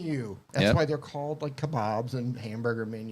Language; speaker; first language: English; native; English